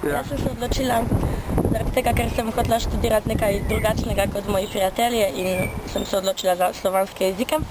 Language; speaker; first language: Slovenian; non-native, learner; Polish